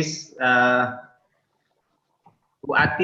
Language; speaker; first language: English; non-native, local second language; Indonesian